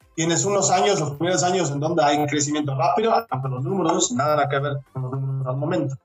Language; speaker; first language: Spanish; non-native, fluent; Dutch